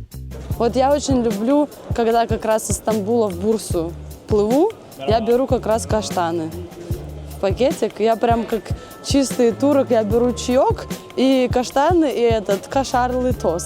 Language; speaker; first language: Russian; native; Russian